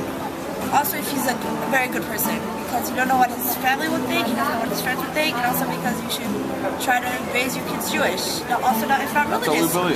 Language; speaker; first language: English; non-native, fluent; Hebrew